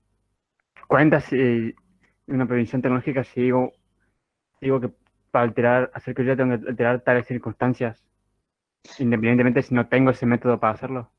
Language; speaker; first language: Spanish; native; Spanish